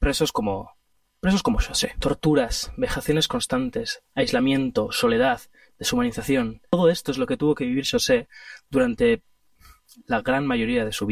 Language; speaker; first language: Spanish; native; Spanish